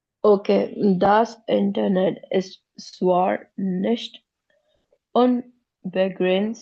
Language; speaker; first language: German; non-native, learner; Hindi